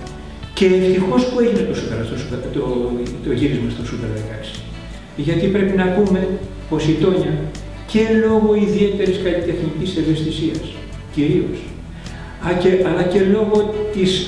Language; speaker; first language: Greek; native; Greek